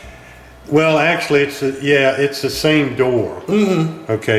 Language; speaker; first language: English; native; English